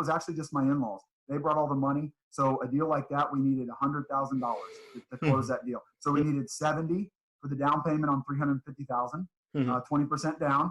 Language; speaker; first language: English; native; English